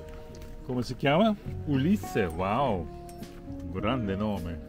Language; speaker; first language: Italian; non-native, fluent; English